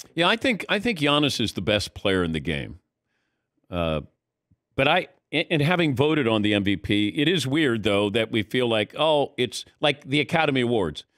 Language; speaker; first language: English; native; English